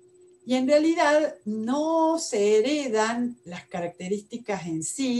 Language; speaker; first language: Spanish; native; Spanish